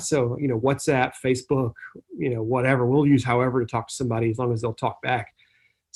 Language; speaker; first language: English; native; English